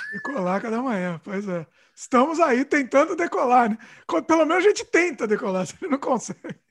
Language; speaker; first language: Portuguese; native; Portuguese